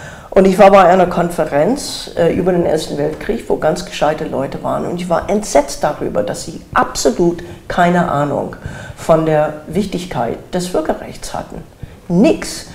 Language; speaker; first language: German; non-native, fluent; English